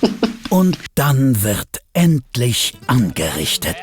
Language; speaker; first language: German; native; German